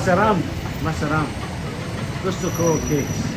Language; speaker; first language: Filipino; non-native, learner; English